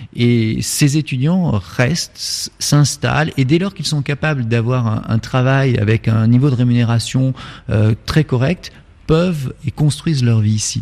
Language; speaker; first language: French; native; French